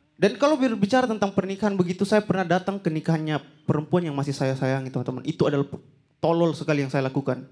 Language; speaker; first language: Indonesian; native; Indonesian